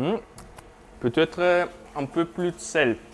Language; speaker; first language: French; non-native, fluent; German